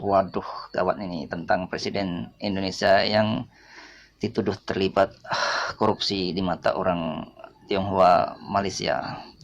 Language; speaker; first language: Indonesian; native; Indonesian